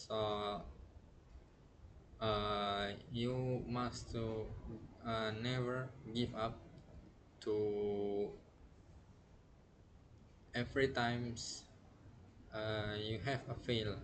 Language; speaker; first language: English; non-native, learner; Indonesian